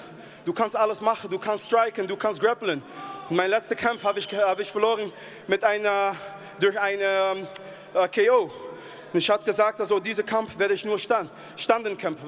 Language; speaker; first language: German; non-native, fluent; Dutch